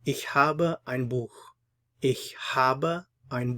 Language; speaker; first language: German; non-native, fluent; English